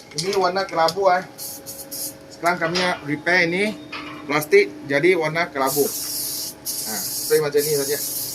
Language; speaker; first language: Malay; non-native, local second language; Min Nan Chinese